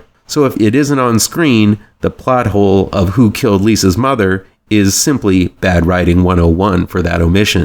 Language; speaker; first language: English; native; English